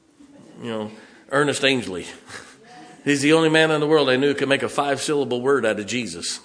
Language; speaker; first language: English; native; English